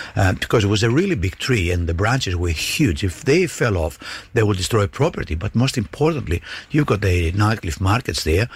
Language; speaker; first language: English; non-native, fluent; Greek